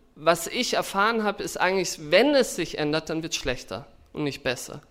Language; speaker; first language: German; native; German